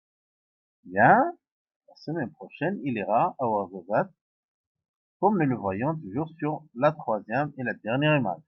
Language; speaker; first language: French; non-native, local second language; Arabic